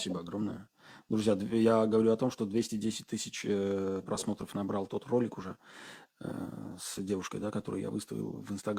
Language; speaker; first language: Russian; non-native, fluent; Armenian